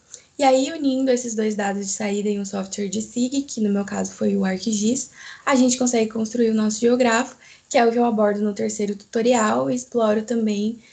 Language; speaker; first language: Portuguese; native; Portuguese